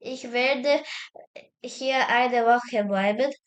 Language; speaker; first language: German; non-native, learner; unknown